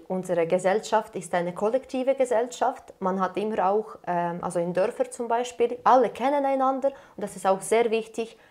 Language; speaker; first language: German; non-native, fluent; Ukrainian